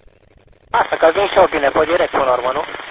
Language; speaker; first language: Romanian; native; Romanian